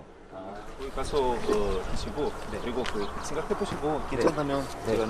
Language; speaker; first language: Korean; non-native, fluent; Russian